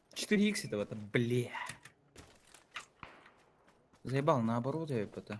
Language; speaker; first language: Russian; non-native, local second language; Yakut